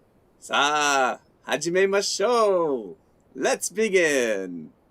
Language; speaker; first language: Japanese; non-native, learner; English